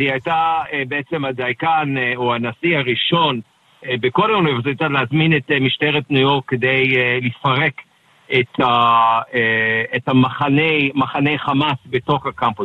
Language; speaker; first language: Hebrew; non-native, fluent; English